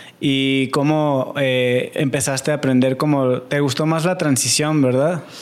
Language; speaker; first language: Spanish; native; Spanish